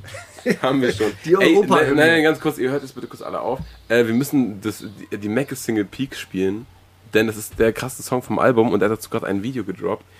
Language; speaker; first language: German; early bilingual, other home language; Spanish